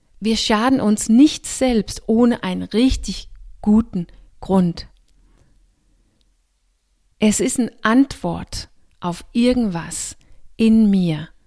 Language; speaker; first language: German; non-native, fluent; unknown